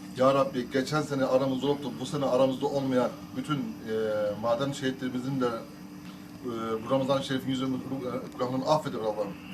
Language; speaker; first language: Turkish; native; Turkish